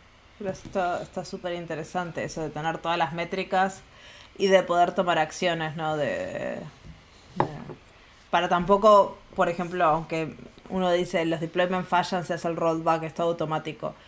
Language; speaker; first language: Spanish; native; Spanish